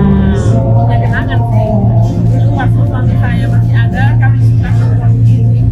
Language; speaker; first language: Indonesian; non-native, fluent; Filipino